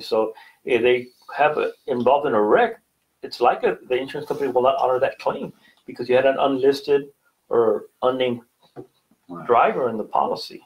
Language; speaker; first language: English; native; English